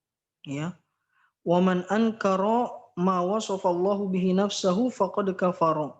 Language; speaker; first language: Arabic; non-native, fluent; Indonesian